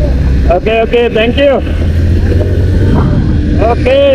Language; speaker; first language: Hindi; non-native, learner; Bangla